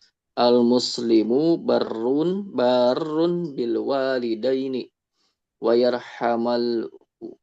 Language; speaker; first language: Arabic; non-native, learner; Indonesian